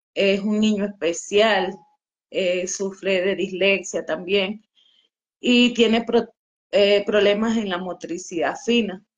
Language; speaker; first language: Spanish; native; Spanish